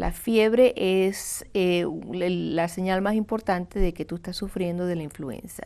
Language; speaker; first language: Spanish; native; Spanish